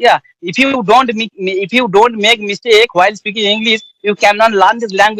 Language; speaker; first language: English; non-native, learner; Bangla